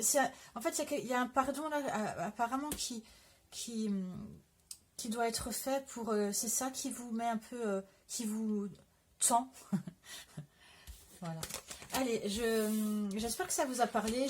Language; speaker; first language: French; native; French